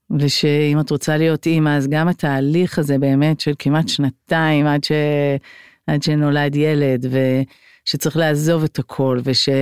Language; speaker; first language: Hebrew; native; Hebrew